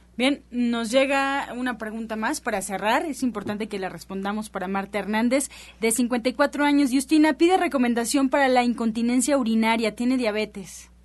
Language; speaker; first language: Spanish; native; Spanish